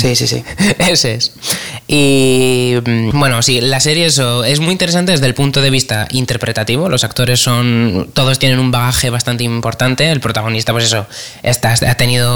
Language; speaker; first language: Spanish; native; Spanish